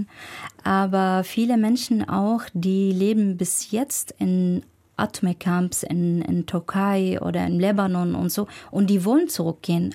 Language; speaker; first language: German; non-native, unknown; Arabic